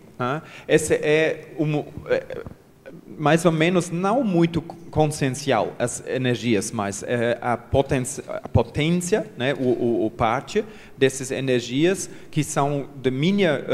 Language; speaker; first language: Portuguese; non-native, learner; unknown